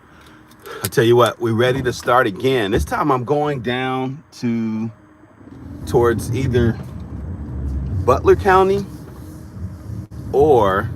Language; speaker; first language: English; native; English